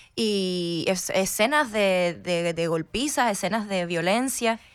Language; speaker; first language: Spanish; native; Spanish